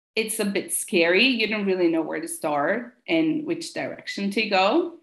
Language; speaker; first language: English; non-native, fluent; Italian